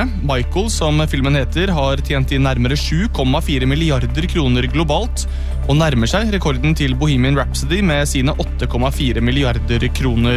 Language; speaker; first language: Norwegian; native; Norwegian